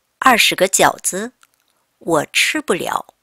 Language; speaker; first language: Chinese; non-native, fluent; Korean